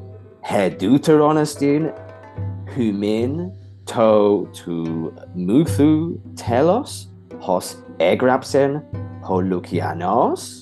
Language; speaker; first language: Greek; non-native, fluent; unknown